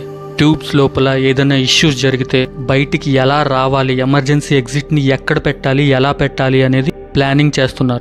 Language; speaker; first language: Telugu; native; Telugu